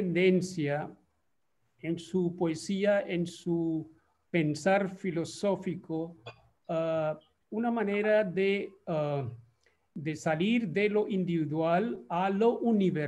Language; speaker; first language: Spanish; non-native, fluent; Bangla